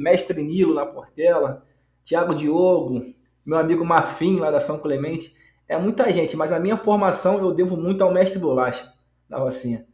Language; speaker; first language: Portuguese; native; Portuguese